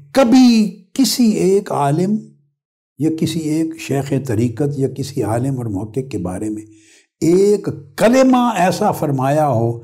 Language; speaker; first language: Urdu; non-native, local second language; Punjabi